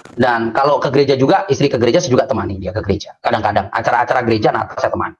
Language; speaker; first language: Indonesian; native; Indonesian